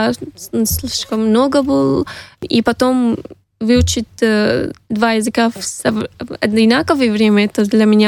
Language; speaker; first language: Russian; non-native, learner; Arabic